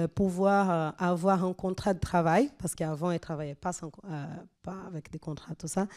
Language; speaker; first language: French; non-native, fluent; Portuguese